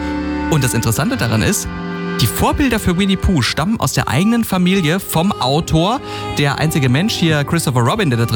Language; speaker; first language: German; native; German